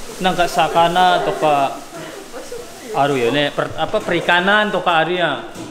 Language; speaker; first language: Japanese; non-native, fluent; Indonesian